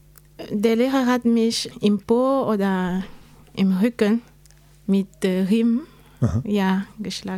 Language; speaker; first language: German; non-native, learner; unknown